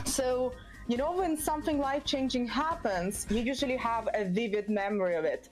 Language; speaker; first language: English; non-native, fluent; Russian